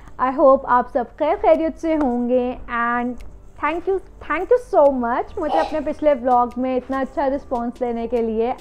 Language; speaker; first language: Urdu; native; Urdu